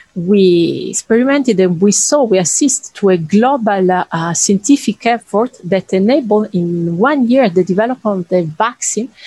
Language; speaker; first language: English; non-native, fluent; Italian